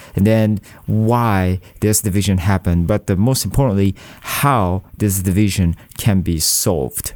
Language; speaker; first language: English; non-native, fluent; Korean